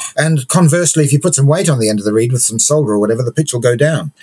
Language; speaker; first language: English; native; English